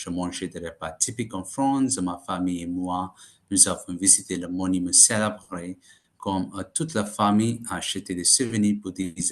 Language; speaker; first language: French; non-native, fluent; Tamil